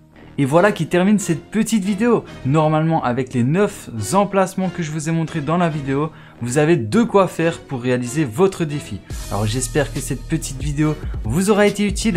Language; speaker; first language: French; native; French